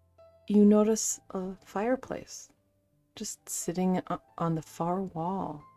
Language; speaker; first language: English; native; English